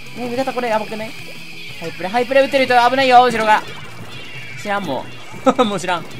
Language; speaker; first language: Japanese; native; Japanese